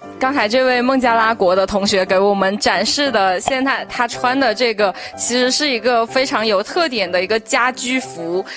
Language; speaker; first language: Chinese; native; Chinese